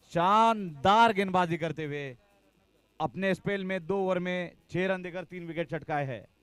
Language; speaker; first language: Hindi; non-native, local second language; Marathi